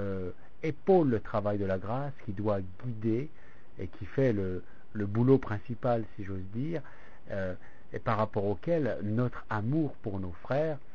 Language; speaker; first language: French; native; French